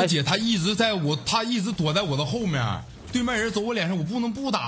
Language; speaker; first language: Chinese; native; Chinese